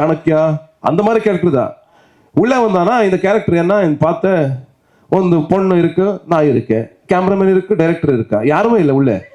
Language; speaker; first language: Tamil; non-native, local second language; Kannada